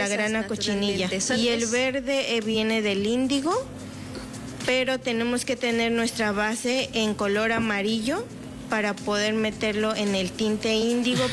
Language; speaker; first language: Spanish; non-native, local second language; Zapotec